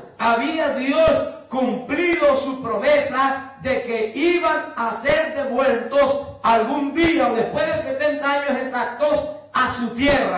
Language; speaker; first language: Spanish; native; Spanish